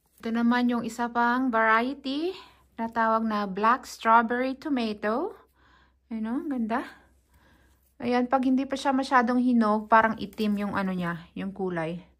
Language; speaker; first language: Filipino; non-native, local second language; Hiligaynon